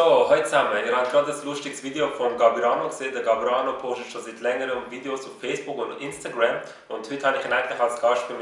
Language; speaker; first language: German; native; German